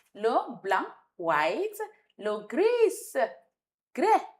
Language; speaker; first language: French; non-native, fluent; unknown